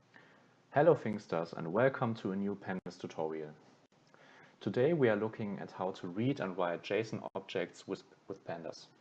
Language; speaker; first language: English; non-native, fluent; German